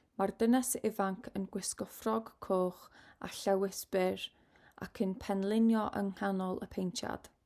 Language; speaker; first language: Welsh; non-native, local second language; English